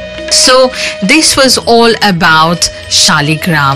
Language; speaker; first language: English; non-native, local second language; Morisyen